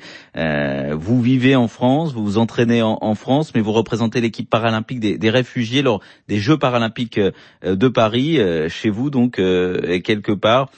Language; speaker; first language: French; native; French